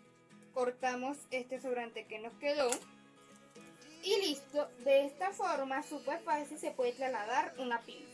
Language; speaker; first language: Spanish; native; Spanish